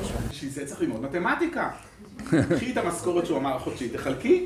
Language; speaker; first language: Hebrew; native; Hebrew